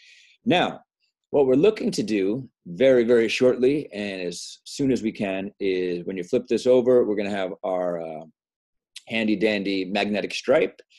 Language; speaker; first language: English; native; English